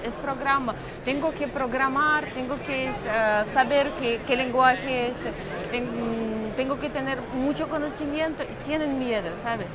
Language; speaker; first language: Spanish; non-native, fluent; Russian